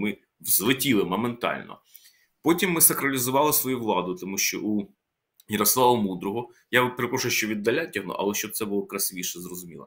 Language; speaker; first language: Ukrainian; native; Ukrainian